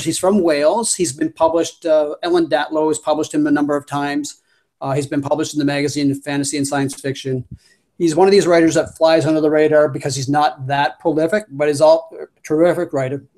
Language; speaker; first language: English; native; English